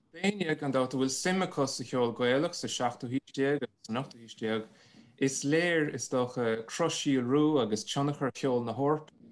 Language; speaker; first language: Irish; native; Irish